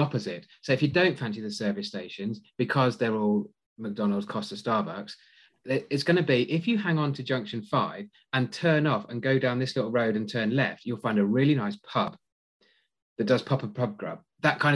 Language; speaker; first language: English; native; English